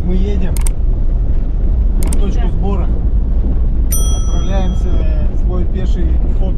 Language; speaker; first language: Russian; native; Russian